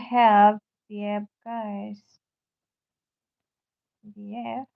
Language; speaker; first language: English; non-native, learner; Kok Borok